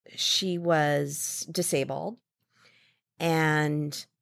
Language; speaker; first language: English; native; English